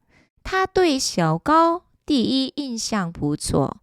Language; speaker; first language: Chinese; non-native, fluent; Korean